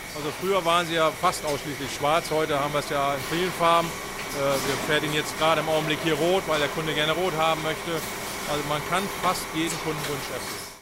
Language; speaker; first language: German; native; German